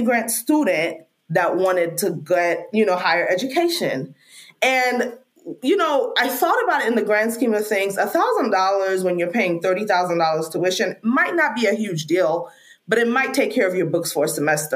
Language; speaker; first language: English; non-native, local second language; Krio